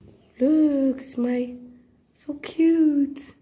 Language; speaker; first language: English; non-native, fluent; Dutch